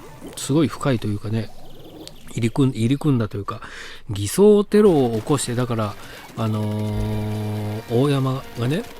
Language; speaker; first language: Japanese; native; Japanese